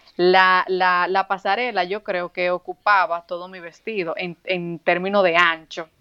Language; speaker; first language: Spanish; native; Spanish